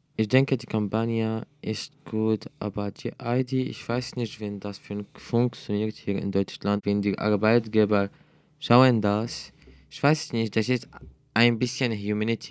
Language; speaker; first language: German; non-native, learner; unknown